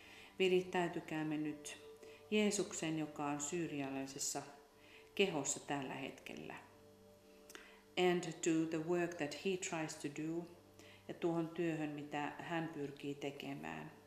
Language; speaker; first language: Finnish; native; Finnish